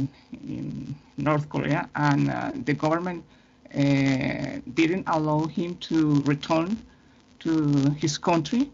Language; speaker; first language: English; non-native, fluent; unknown